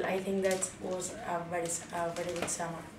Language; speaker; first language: English; non-native, learner; Spanish